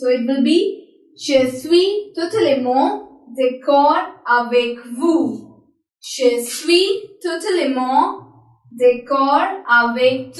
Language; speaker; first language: French; non-native, learner; Hindi